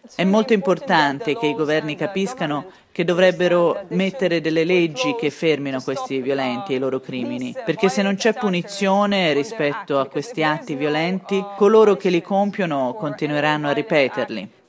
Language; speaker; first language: Italian; non-native, fluent; Arabic